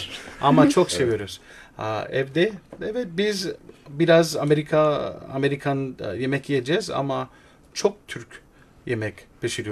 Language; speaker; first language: Turkish; non-native, learner; English